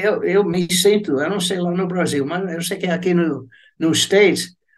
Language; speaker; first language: Portuguese; non-native, fluent; English